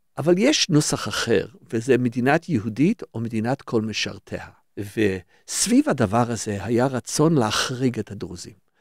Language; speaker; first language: Hebrew; early bilingual, other home language; English